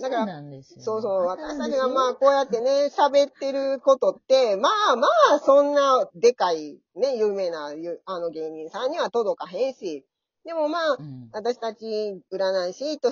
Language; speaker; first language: Japanese; native; Japanese